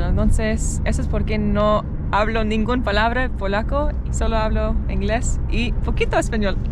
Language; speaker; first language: Spanish; non-native, learner; English